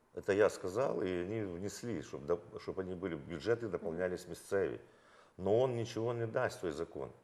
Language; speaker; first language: Russian; non-native, local second language; Ukrainian